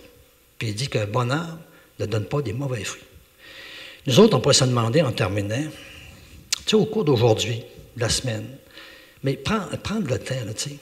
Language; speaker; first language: French; native; French